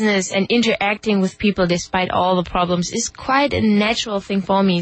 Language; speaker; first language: English; non-native, fluent; German